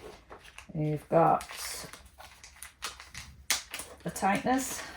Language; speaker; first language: English; native; English